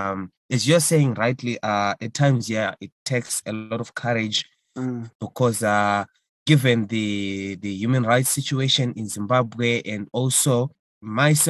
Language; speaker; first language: English; non-native, local second language; Shona